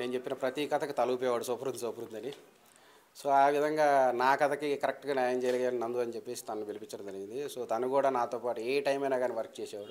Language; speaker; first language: Telugu; native; Telugu